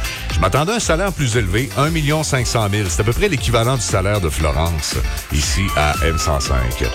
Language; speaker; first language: French; native; French